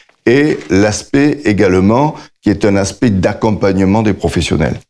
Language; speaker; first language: French; native; French